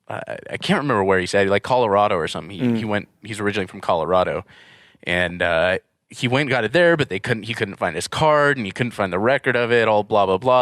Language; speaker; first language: English; native; English